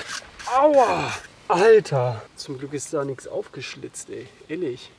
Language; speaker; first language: German; native; German